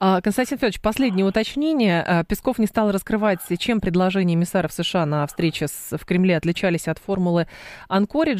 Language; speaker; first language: Russian; native; Russian